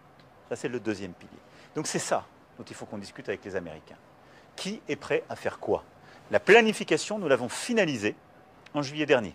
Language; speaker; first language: French; native; French